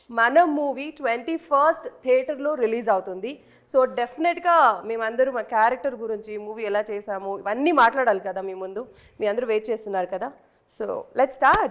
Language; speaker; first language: Telugu; non-native, fluent; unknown